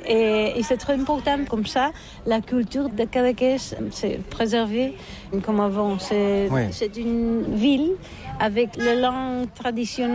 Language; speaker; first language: French; non-native, learner; Catalan